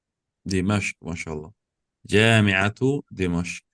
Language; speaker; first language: Arabic; non-native, fluent; English